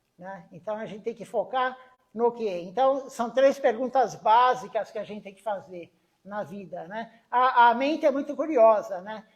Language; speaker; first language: Portuguese; native; Portuguese